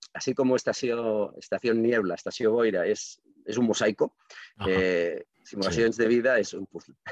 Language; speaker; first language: Spanish; non-native, local second language; Catalan